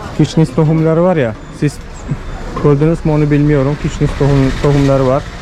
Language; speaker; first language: Turkish; non-native, fluent; Malayalam